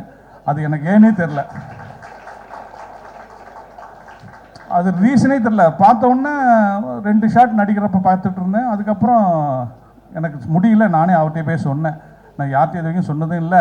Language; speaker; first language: Tamil; native; Tamil